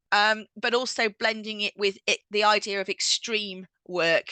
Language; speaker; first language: English; native; English